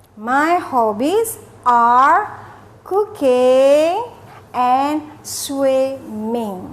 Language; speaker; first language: English; non-native, learner; Indonesian